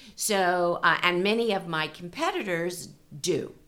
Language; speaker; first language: English; native; English